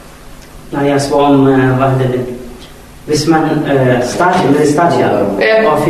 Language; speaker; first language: Danish; non-native, learner; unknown